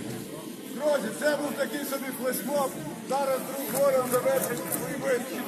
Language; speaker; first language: Ukrainian; native; Ukrainian